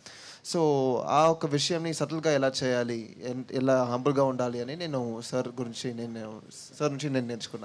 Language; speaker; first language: Telugu; non-native, learner; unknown